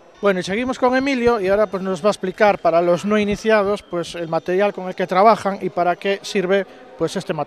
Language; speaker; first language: Spanish; native; Spanish